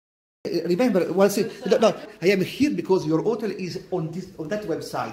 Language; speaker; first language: English; non-native, learner; Italian